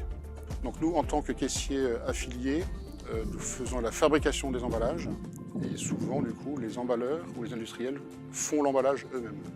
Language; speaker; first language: French; native; French